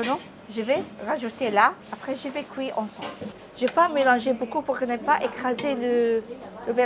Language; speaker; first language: French; non-native, learner; Arabic